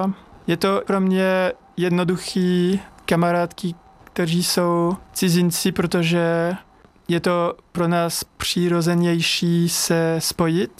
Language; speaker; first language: Czech; non-native, learner; French